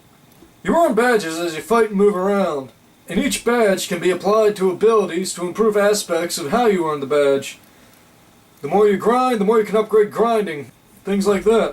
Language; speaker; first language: English; native; English